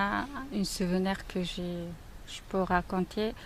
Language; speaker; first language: French; non-native, learner; Mongolian